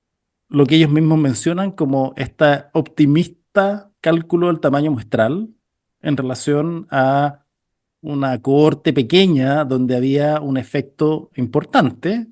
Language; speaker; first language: Spanish; native; Spanish